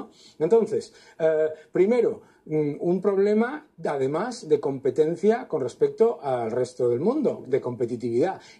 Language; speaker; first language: Spanish; native; Spanish